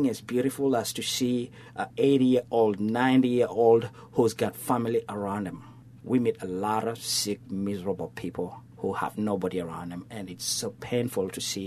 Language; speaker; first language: English; non-native, local second language; Kikuyu